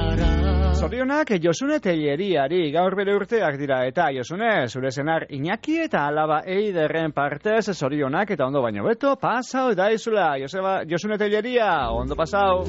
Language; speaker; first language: Basque; native; Basque